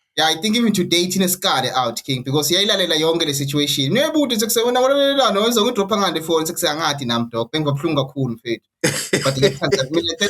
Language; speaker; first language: Zulu; non-native, local second language; Swati